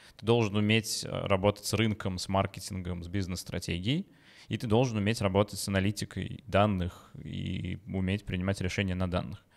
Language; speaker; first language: Russian; native; Russian